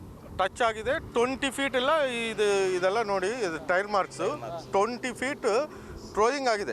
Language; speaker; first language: Kannada; non-native, learner; Telugu